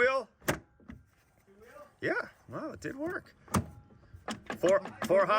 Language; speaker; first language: English; native; English